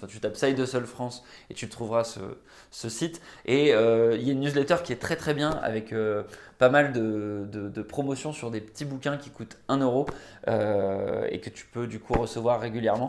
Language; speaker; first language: French; native; French